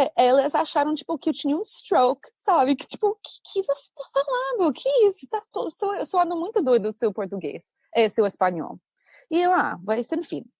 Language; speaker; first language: Portuguese; non-native, fluent; English